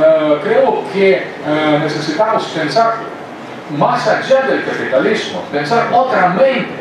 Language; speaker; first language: Spanish; non-native, fluent; Russian